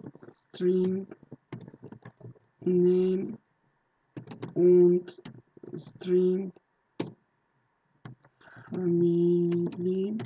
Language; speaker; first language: German; non-native, learner; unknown